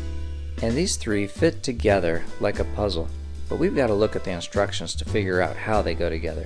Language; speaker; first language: English; native; English